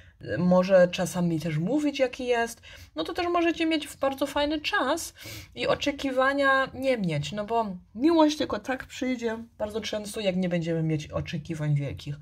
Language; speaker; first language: Polish; early bilingual, heritage; Polish